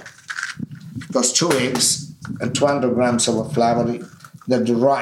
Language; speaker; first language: English; non-native, fluent; Italian